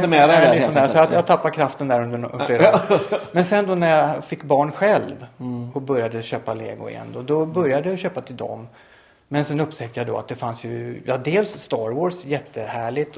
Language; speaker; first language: Swedish; native; Swedish